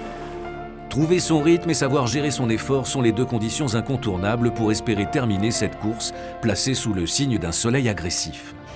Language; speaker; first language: French; native; French